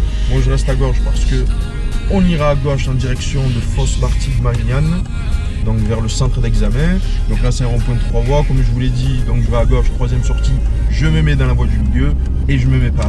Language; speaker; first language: French; native; French